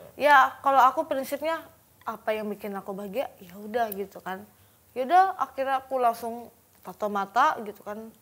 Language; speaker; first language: Indonesian; native; Indonesian